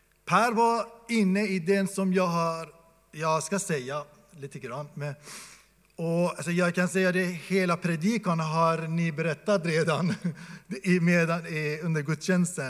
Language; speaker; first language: Swedish; non-native, fluent; Persian